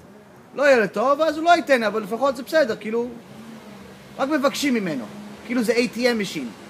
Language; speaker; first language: Hebrew; early bilingual, heritage; English